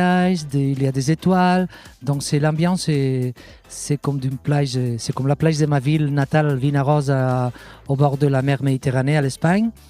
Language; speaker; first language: French; non-native, fluent; Catalan